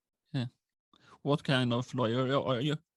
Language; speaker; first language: English; non-native, learner; Swedish